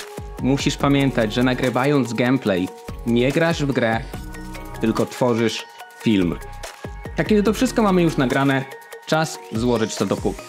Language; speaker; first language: Polish; native; Polish